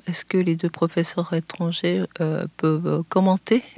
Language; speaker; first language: French; non-native, fluent; Japanese